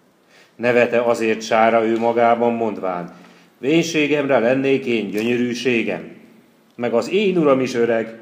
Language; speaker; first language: Hungarian; native; Hungarian